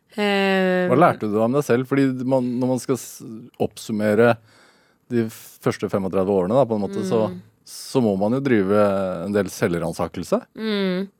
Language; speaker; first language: Norwegian; native; Norwegian